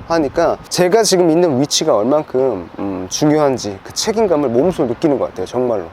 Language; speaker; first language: Korean; native; Korean